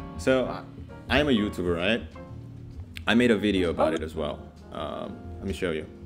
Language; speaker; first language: English; non-native, fluent; Indonesian